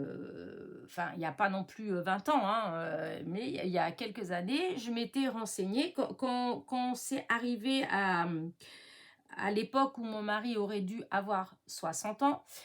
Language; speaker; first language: French; native; French